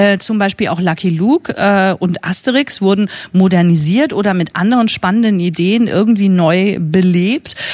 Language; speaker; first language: German; native; German